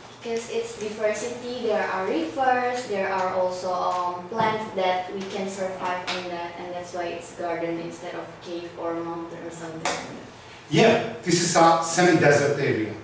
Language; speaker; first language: English; non-native, learner; Hungarian